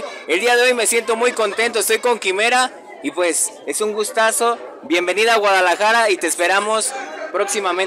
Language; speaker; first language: Spanish; native; Spanish